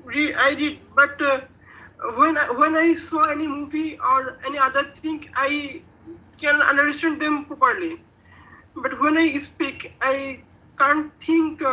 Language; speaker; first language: English; non-native, learner; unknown